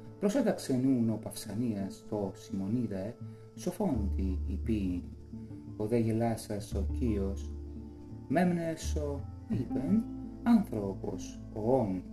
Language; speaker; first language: Greek; non-native, learner; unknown